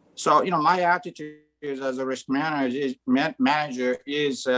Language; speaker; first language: English; non-native, fluent; Croatian